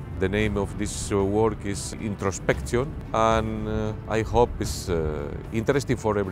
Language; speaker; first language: English; non-native, fluent; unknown